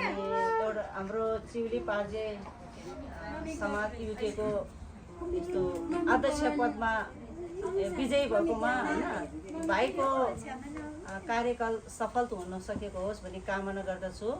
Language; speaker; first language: Nepali; non-native, local second language; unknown